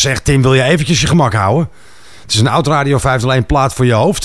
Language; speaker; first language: Dutch; native; Dutch